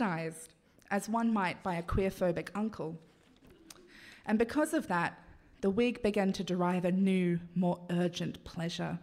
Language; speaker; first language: English; native; English